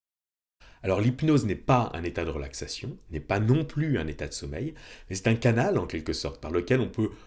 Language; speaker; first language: French; native; French